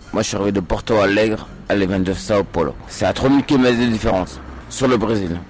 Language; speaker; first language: French; early bilingual, other home language; Portuguese